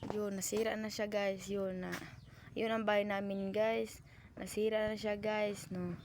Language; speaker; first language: Filipino; non-native, local second language; Cebuano